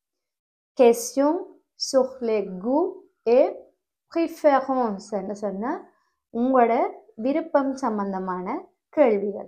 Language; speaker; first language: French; non-native, fluent; Tamil